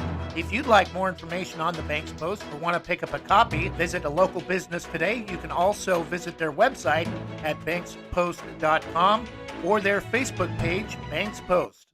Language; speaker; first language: English; native; English